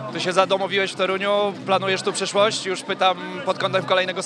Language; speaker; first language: Polish; native; Polish